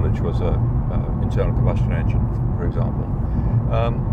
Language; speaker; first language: English; native; English